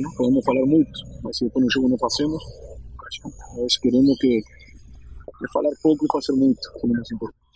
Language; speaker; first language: Portuguese; non-native, learner; Spanish